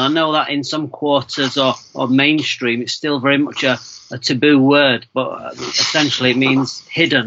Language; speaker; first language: English; native; English